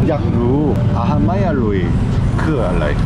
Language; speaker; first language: Thai; non-native, learner; Korean